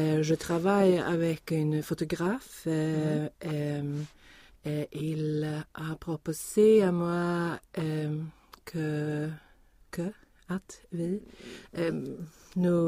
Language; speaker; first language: French; non-native, learner; Swedish